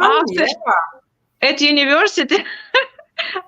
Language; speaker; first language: English; non-native, learner; Ukrainian